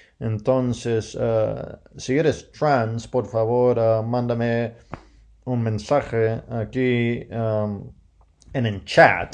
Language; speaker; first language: Spanish; non-native, fluent; English